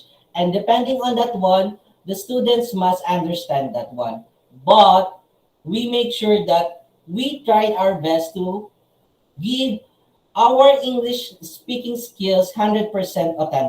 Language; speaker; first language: English; non-native, local second language; Filipino